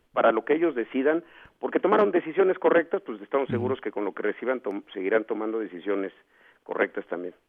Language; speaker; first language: Spanish; native; Spanish